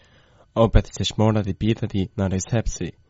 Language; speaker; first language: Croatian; non-native, fluent; Chinese